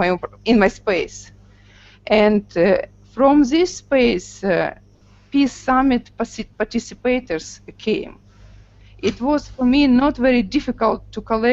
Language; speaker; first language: English; non-native, learner; Russian